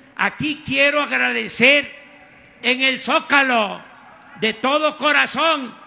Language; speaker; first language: Spanish; native; Spanish